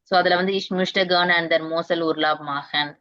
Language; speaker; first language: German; non-native, fluent; Tamil